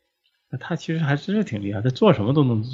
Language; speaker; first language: Chinese; native; Chinese